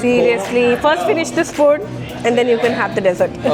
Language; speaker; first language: English; non-native, local second language; Telugu